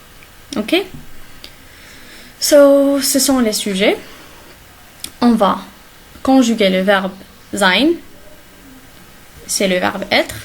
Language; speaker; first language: French; non-native, local second language; Arabic